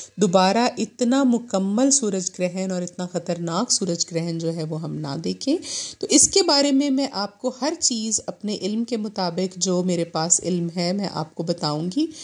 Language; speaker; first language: Urdu; native; Urdu